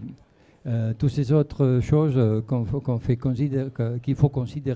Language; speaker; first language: French; non-native, fluent; Spanish